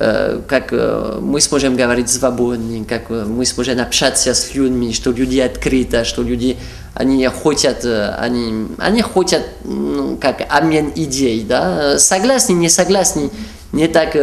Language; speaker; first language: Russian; non-native, fluent; French